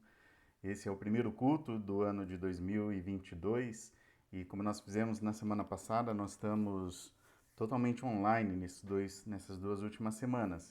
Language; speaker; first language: Portuguese; native; Portuguese